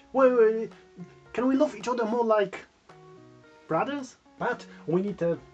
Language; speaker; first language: English; non-native, fluent; Polish